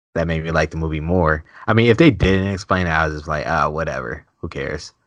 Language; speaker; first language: English; native; English